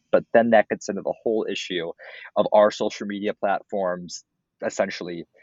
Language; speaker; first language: English; native; English